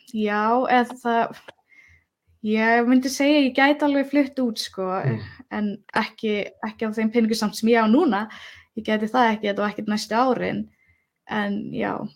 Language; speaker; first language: Icelandic; early bilingual, other home language; Spanish